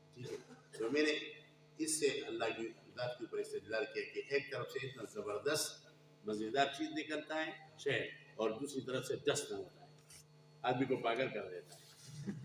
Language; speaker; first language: Urdu; non-native, local second language; Pashto